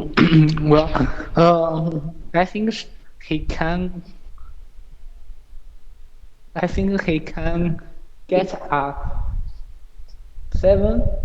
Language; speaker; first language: English; non-native, learner; Chinese